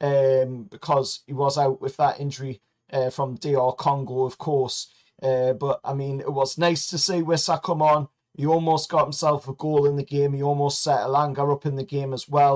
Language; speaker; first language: English; native; English